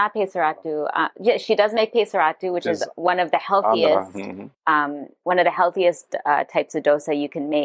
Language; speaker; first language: English; non-native, fluent; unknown